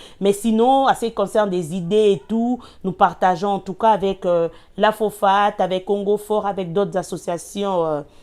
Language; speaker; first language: French; non-native, local second language; Lingala